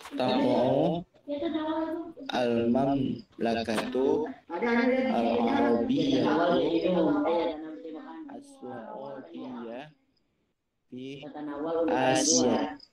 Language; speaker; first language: Arabic; non-native, learner; Indonesian